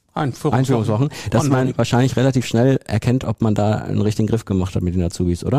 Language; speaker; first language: German; native; German